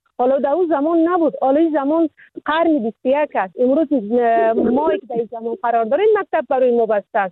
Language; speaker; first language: Persian; native; Persian